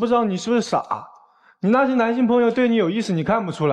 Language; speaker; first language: Chinese; native; Chinese